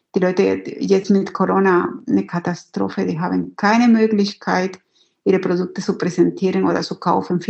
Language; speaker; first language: German; non-native, fluent; Spanish